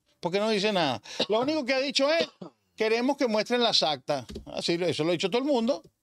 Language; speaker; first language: Spanish; native; Spanish